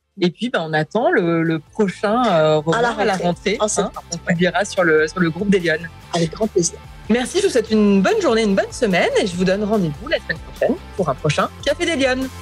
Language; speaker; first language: French; native; French